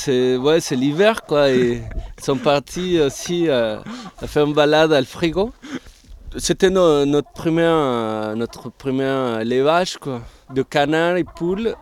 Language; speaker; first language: French; non-native, fluent; Spanish